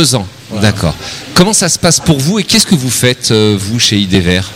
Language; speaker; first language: French; native; French